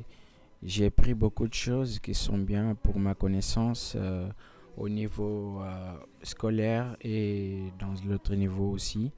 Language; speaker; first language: French; non-native, learner; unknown